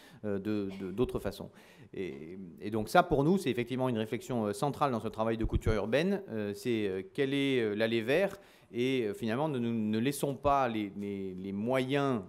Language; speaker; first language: French; native; French